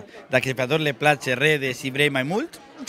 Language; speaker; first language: Romanian; non-native, learner; Spanish